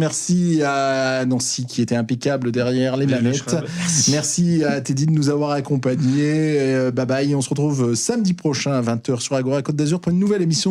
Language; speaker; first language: French; native; French